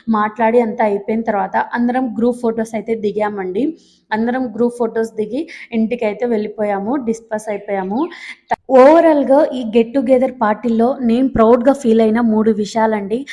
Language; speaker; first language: Telugu; non-native, local second language; Lambadi